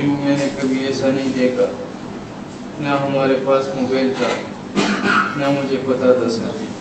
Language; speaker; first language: Hindi; non-native, local second language; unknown